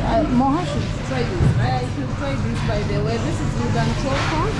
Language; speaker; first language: English; non-native, local second language; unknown